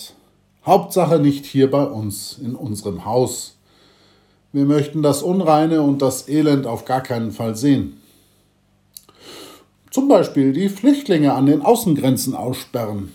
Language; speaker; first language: German; native; German